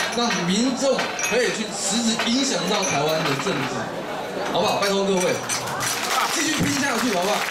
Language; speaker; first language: Chinese; native; Chinese